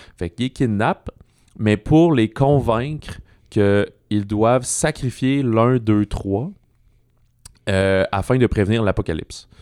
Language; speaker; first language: French; native; French